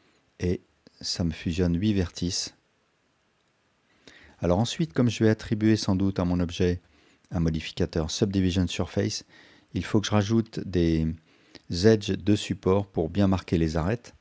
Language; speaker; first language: French; native; French